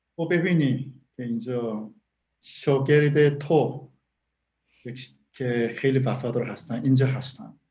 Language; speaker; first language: Persian; non-native, learner; Korean